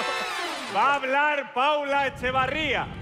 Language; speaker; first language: Spanish; native; Spanish